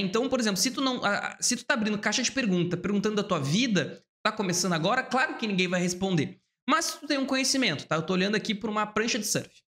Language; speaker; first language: Portuguese; native; Portuguese